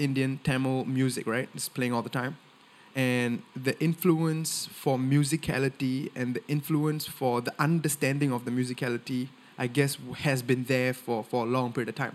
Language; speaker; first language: English; non-native, local second language; Tamil